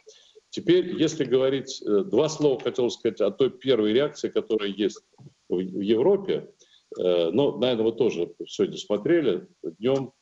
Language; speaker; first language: Russian; native; Russian